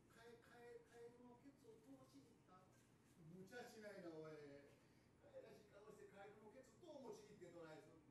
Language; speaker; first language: Japanese; native; Japanese